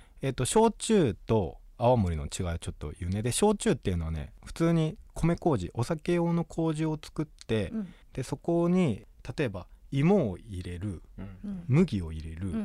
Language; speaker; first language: Japanese; native; Japanese